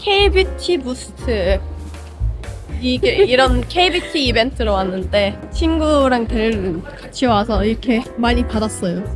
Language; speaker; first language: Korean; non-native, fluent; Turkish